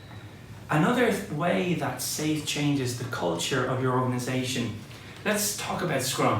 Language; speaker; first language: English; native; English